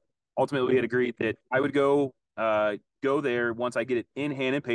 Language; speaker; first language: English; native; English